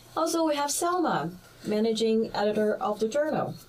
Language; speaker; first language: English; early bilingual, other home language; Chinese